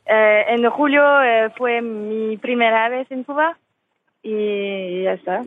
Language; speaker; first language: Spanish; non-native, learner; French